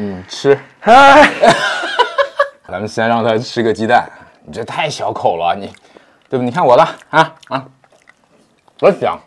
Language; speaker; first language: Chinese; native; Chinese